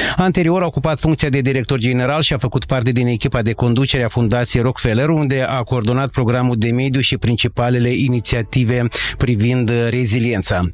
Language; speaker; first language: Romanian; native; Romanian